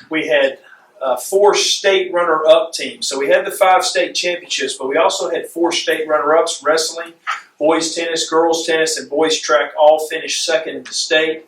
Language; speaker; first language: English; native; English